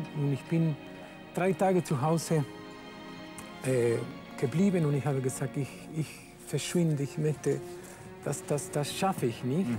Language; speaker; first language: German; non-native, fluent; Spanish